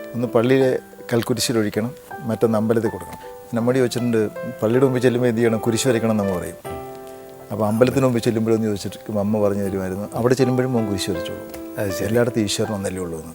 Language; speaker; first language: Malayalam; native; Malayalam